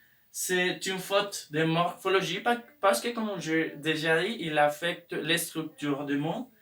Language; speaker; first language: French; non-native, learner; Spanish